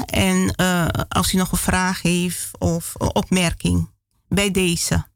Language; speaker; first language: Dutch; native; Dutch